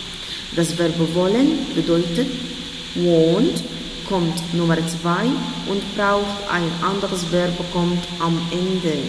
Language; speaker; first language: German; non-native, fluent; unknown